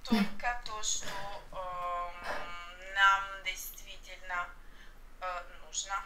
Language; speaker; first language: Russian; non-native, learner; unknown